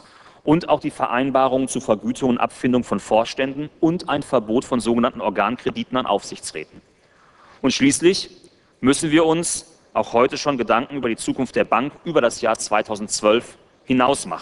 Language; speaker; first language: German; native; German